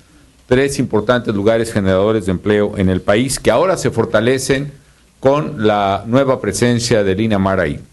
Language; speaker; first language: Spanish; native; Spanish